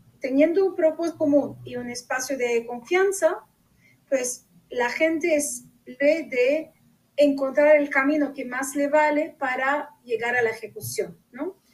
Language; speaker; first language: Spanish; non-native, fluent; Arabic